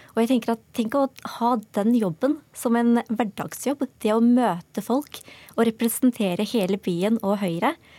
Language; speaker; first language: Norwegian; early bilingual, other home language; Urdu